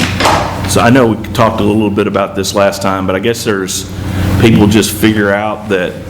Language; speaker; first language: English; native; English